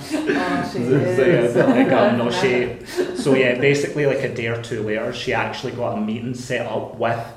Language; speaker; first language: English; native; English